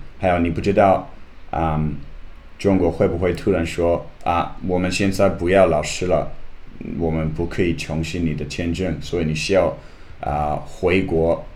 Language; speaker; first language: Chinese; non-native, learner; English